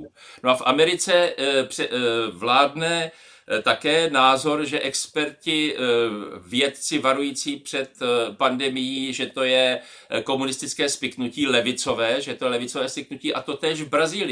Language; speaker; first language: Czech; native; Czech